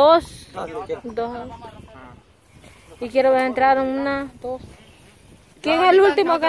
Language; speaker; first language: Spanish; native; Spanish